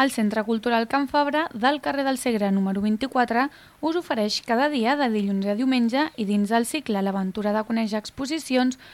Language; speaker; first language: Catalan; native; Catalan